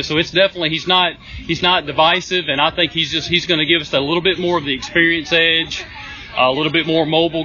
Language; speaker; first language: English; native; English